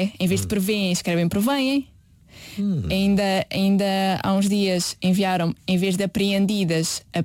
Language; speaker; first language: Portuguese; native; Portuguese